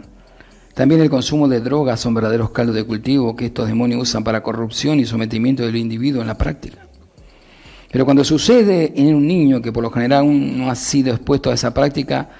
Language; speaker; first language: Spanish; native; Spanish